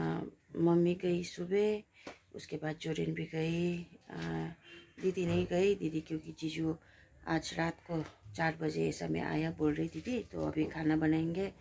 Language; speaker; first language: Hindi; non-native, local second language; Nepali